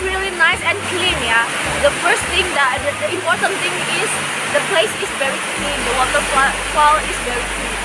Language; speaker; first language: English; non-native, learner; Indonesian